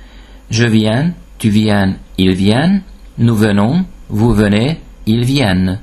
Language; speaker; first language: French; non-native, fluent; Hungarian